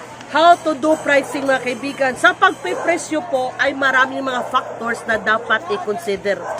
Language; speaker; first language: Filipino; native; Filipino